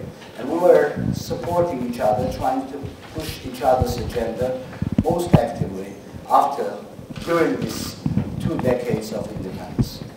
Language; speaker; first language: English; non-native, fluent; Georgian